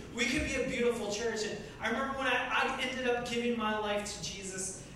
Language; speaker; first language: English; native; English